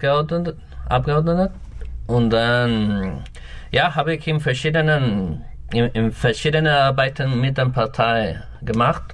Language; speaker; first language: German; non-native, learner; Spanish